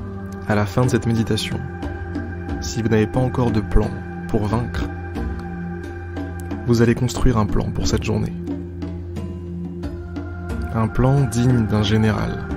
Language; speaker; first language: French; native; French